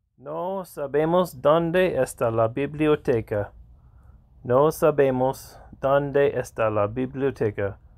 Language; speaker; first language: Spanish; non-native, learner; English